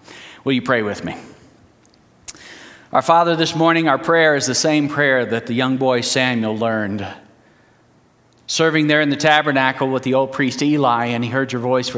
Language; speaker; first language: English; early bilingual, heritage; English